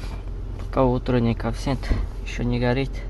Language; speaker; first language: Russian; non-native, learner; Kyrgyz